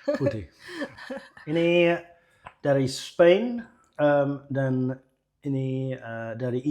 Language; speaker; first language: Indonesian; non-native, learner; English